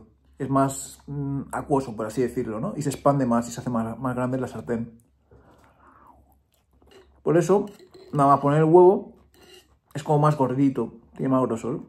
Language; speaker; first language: Spanish; native; Spanish